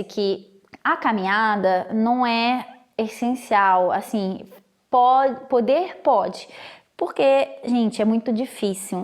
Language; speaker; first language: Portuguese; non-native, fluent; Italian